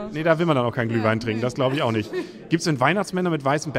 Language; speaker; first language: German; native; German